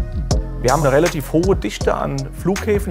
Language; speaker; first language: German; native; German